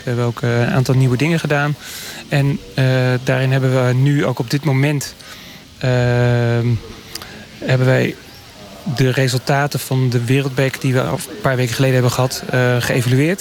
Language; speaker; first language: Dutch; native; Dutch